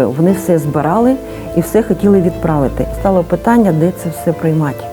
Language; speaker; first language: Ukrainian; native; Ukrainian